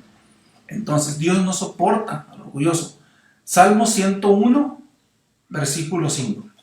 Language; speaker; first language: Spanish; native; Spanish